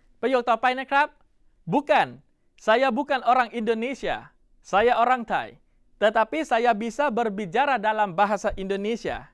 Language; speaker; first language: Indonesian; non-native, fluent; Thai